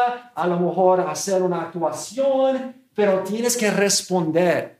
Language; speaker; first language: Spanish; non-native, fluent; English